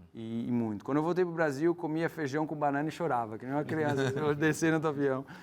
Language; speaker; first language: Portuguese; native; Portuguese